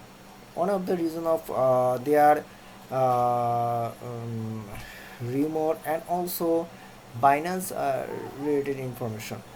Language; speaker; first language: English; non-native, local second language; Bangla